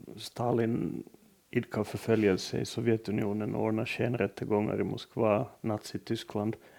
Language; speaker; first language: Swedish; native; Swedish